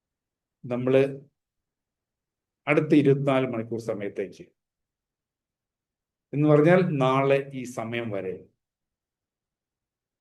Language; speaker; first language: Malayalam; native; Malayalam